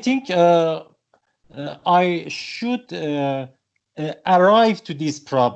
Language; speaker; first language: English; non-native, learner; Persian